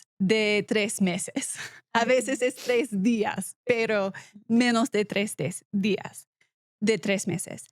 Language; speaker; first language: Spanish; non-native, learner; English